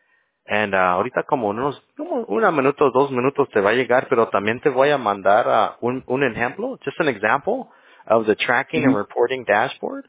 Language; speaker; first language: Spanish; early bilingual, heritage; English